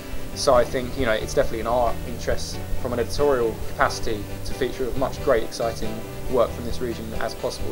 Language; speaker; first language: English; native; English